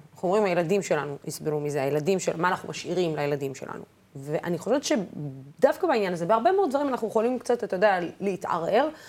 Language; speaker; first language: Hebrew; non-native, local second language; Arabic